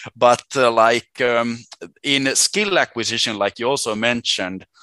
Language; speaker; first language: English; non-native, fluent; Swedish